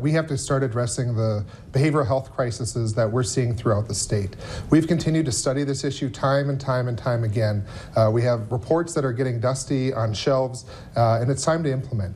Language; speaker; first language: English; native; English